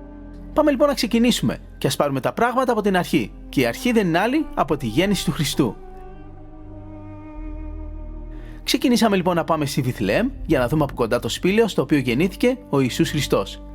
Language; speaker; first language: Greek; native; Greek